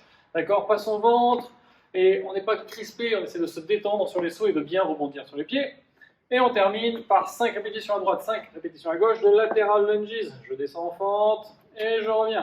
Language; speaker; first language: French; native; French